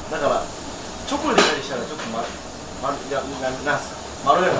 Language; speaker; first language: Japanese; native; Japanese